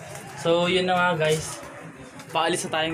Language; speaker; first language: Filipino; native; Filipino